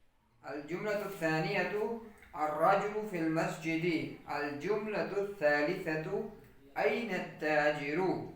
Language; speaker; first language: Arabic; non-native, fluent; Urdu